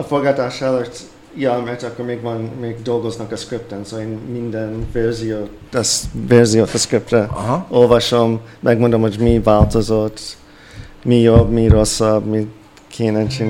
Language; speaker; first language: Hungarian; early bilingual, heritage; English